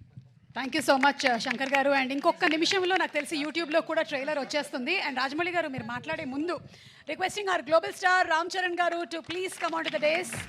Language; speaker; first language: Telugu; native; Telugu